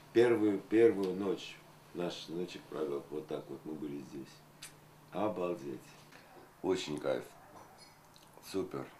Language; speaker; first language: Russian; non-native, local second language; Armenian